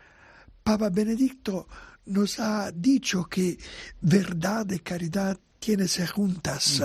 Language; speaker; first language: Spanish; non-native, fluent; Italian